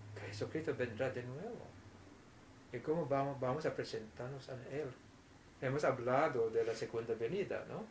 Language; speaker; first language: Spanish; non-native, fluent; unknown